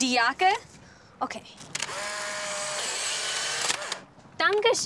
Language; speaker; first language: German; non-native, learner; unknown